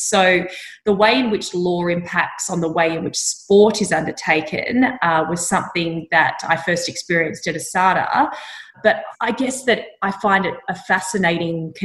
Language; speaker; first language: English; native; English